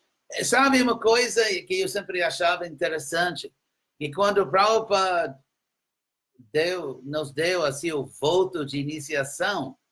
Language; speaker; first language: Portuguese; non-native, fluent; English